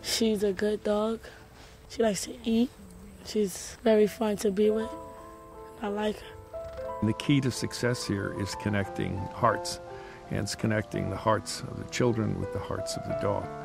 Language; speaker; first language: English; native; English